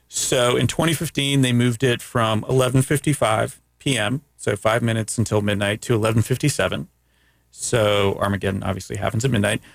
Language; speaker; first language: English; early bilingual, other home language; Greek